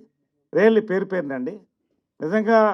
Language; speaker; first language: Telugu; native; Telugu